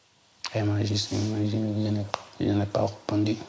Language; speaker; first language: French; non-native, learner; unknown